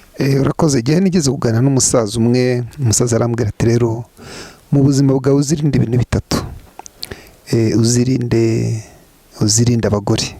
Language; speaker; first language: Kinyarwanda; native; Kinyarwanda